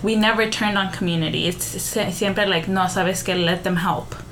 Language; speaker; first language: English; early bilingual, other home language; Spanish